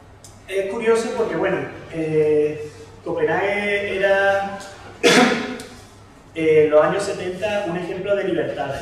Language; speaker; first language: Spanish; native; Spanish